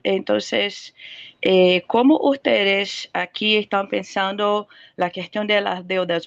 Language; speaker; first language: Spanish; non-native, fluent; Portuguese